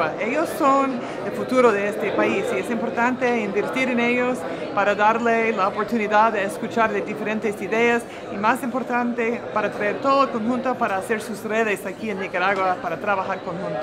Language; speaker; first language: Spanish; non-native, fluent; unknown